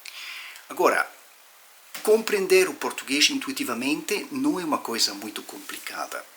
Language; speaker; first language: Portuguese; non-native, fluent; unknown